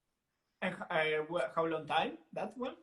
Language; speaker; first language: English; non-native, learner; Italian